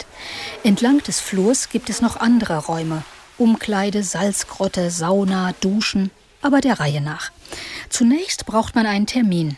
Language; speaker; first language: German; native; German